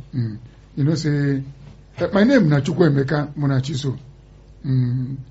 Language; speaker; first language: Nigerian Pidgin; non-native, local second language; Igbo